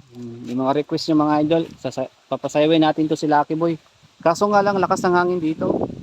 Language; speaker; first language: Filipino; non-native, local second language; Cebuano